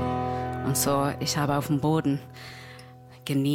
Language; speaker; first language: German; non-native, learner; English